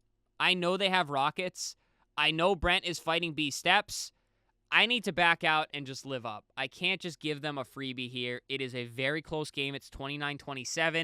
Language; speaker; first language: English; native; English